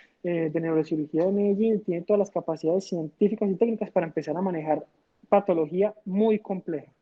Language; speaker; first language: Spanish; native; Spanish